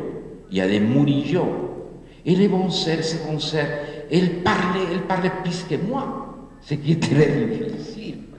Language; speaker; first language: French; non-native, fluent; Spanish